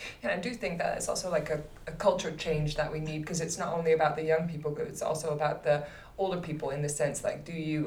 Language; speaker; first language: English; non-native, fluent; Dutch